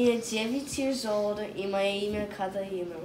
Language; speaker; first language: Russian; early bilingual, heritage; Russian